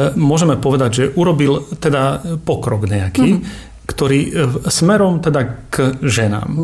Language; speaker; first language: Slovak; native; Slovak